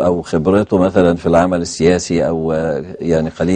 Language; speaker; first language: Arabic; native; Arabic